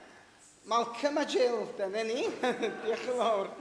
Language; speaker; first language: Welsh; native; Welsh